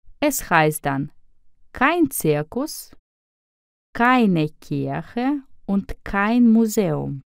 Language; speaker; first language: German; non-native, fluent; Russian